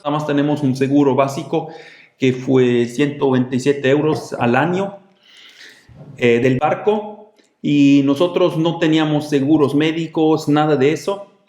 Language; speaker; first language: Spanish; non-native, fluent; German